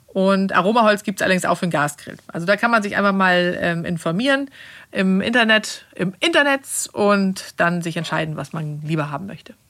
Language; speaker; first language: German; non-native, fluent; Swedish